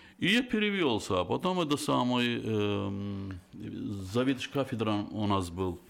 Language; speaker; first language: Russian; non-native, local second language; Azerbaijani